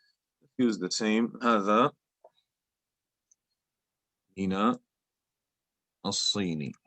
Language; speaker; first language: Arabic; non-native, fluent; English